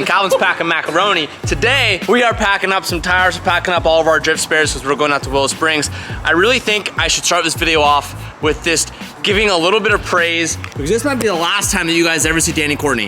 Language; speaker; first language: English; native; English